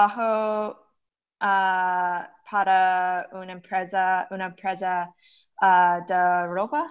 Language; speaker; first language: Spanish; non-native, learner; English